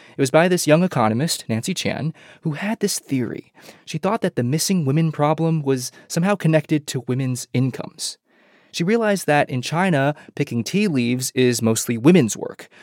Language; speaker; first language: English; early bilingual, other home language; Chinese